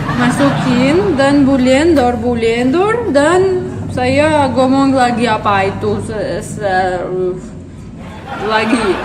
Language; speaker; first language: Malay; non-native, learner; Russian